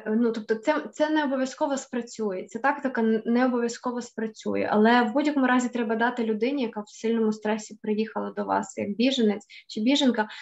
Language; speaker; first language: Ukrainian; native; Ukrainian